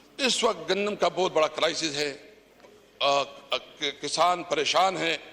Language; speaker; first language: Urdu; non-native, local second language; Pashto